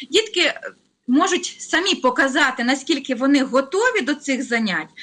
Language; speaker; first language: Ukrainian; native; Ukrainian